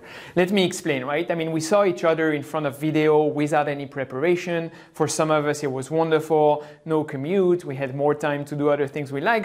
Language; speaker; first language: English; non-native, fluent; French